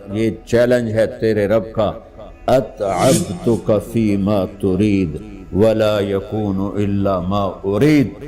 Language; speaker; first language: Urdu; non-native, local second language; Punjabi